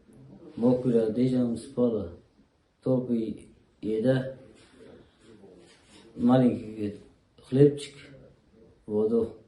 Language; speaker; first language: Russian; non-native, learner; Uzbek